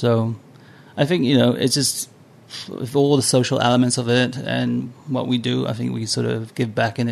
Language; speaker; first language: English; non-native, fluent; Samoan